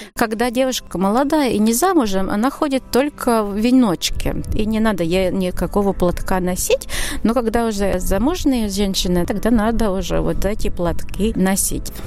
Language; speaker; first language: Russian; non-native, learner; Latvian